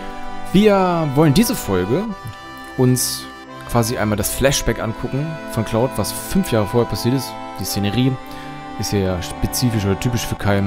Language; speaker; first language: German; native; German